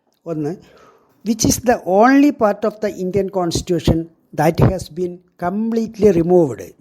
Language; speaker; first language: English; non-native, local second language; Malayalam